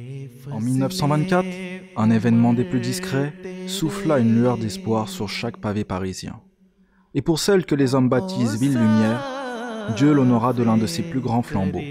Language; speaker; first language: French; native; French